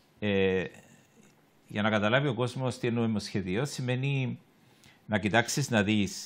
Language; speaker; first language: Greek; native; Greek